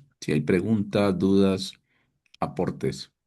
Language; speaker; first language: Spanish; native; Spanish